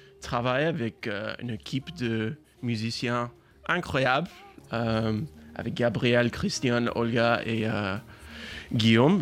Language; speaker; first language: French; non-native, learner; English